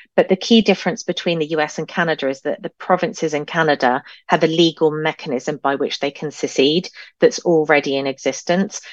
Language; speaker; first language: English; native; English